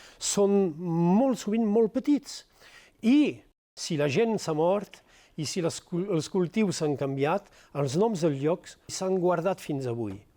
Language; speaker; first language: Catalan; non-native, local second language; French